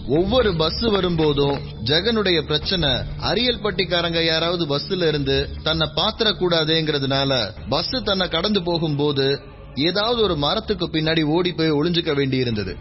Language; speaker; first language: Tamil; native; Tamil